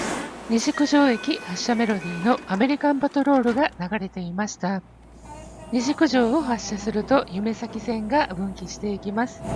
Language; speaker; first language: Japanese; native; Japanese